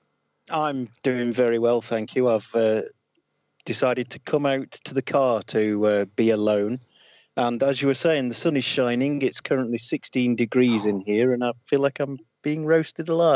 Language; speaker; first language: English; native; English